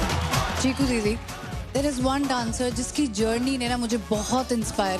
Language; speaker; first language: Hindi; native; Hindi